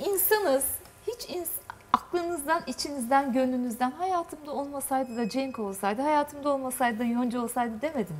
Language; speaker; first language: Turkish; native; Turkish